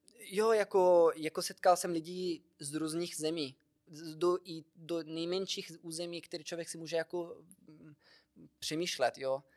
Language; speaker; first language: Czech; non-native, fluent; Italian